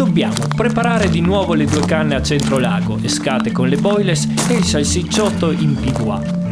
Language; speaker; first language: Italian; native; Italian